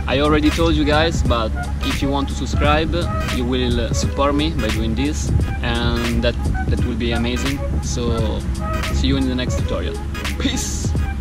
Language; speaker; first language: English; non-native, fluent; Italian